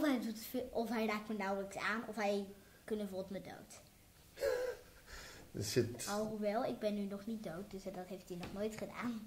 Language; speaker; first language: Dutch; native; Dutch